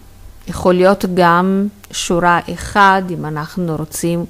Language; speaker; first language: Hebrew; non-native, fluent; Italian